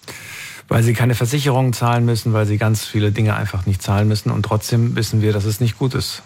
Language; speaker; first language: German; native; German